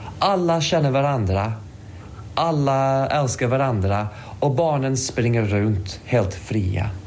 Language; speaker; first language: Swedish; non-native, fluent; English